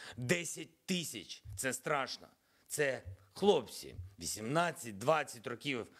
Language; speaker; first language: Ukrainian; non-native, local second language; Russian